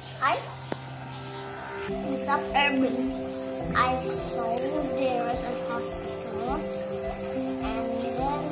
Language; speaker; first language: English; non-native, learner; Indonesian